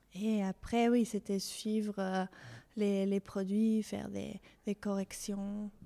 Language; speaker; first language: French; non-native, fluent; Spanish